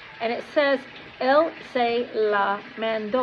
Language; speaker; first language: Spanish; non-native, learner; English